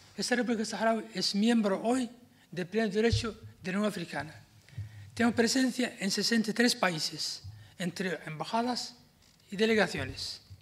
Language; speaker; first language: Spanish; non-native, fluent; Arabic